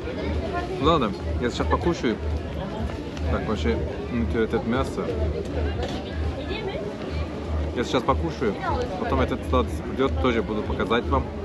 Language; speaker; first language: Russian; non-native, learner; Turkish